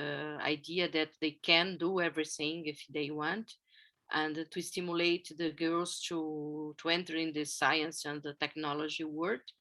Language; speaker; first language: English; non-native, fluent; Portuguese